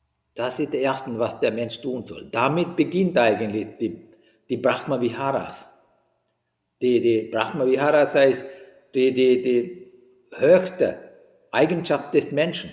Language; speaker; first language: German; non-native, fluent; Sinhala